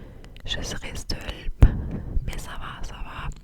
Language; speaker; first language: French; non-native, fluent; English